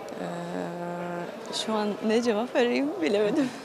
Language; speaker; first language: Turkish; non-native, fluent; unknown